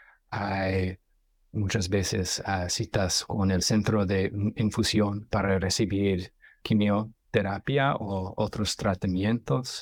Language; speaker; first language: Spanish; non-native, fluent; English